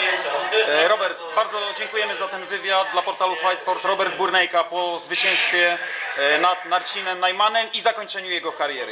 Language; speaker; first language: Polish; native; Polish